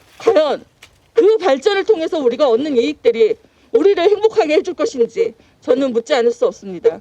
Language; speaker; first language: Korean; native; Korean